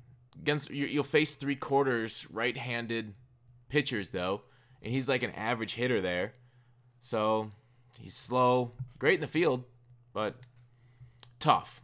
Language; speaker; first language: English; native; English